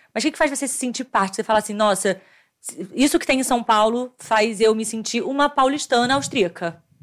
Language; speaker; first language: Portuguese; native; Portuguese